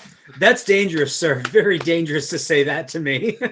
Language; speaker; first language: English; native; English